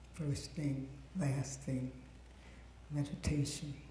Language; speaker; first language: English; native; English